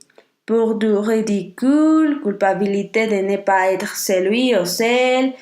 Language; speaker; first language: French; non-native, learner; Spanish